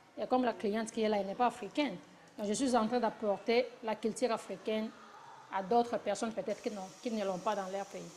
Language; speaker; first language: French; non-native, local second language; Lingala